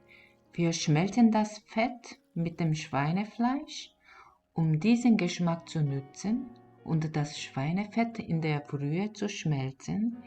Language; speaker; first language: German; non-native, fluent; Korean